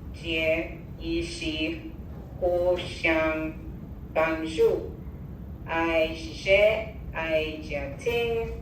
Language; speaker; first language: Chinese; non-native, learner; English